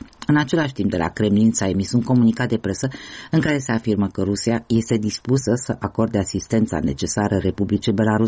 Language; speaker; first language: Romanian; native; Romanian